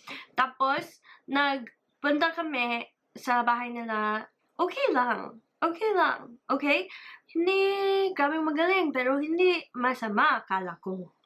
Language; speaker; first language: Filipino; early bilingual, heritage; English